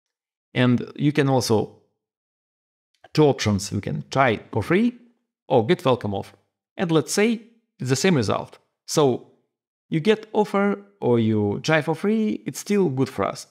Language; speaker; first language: English; non-native, fluent; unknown